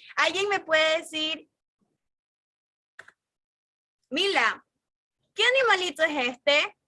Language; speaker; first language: Spanish; native; Spanish